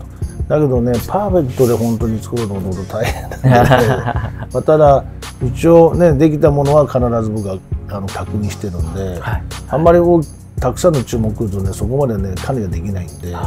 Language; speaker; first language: Japanese; native; Japanese